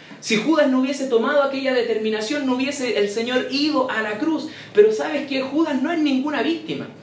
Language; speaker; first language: Spanish; native; Spanish